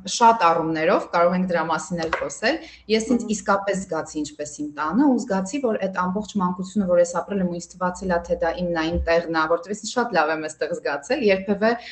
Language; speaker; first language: Armenian; early bilingual, heritage; Armenian